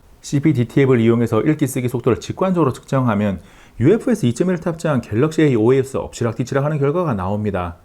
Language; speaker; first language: Korean; native; Korean